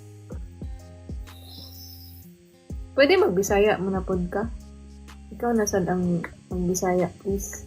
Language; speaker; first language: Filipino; non-native, local second language; Cebuano